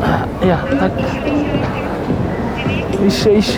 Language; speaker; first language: Russian; non-native, local second language; Kyrgyz